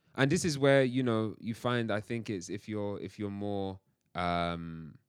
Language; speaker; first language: English; native; English